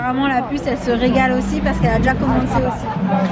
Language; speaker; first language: French; native; French